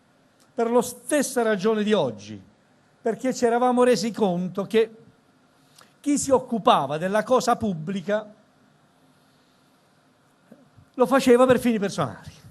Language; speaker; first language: Italian; native; Italian